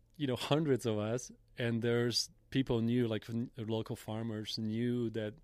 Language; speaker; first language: English; non-native, fluent; Polish